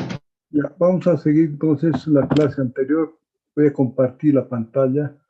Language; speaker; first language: Spanish; native; Spanish